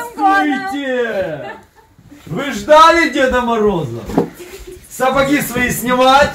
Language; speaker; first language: Russian; native; Russian